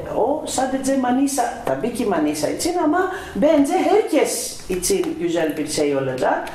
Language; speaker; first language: Turkish; non-native, learner; Greek